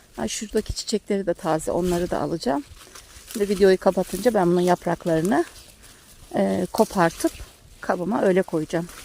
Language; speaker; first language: Turkish; native; Turkish